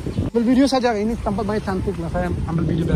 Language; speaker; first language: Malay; non-native, learner; Bangla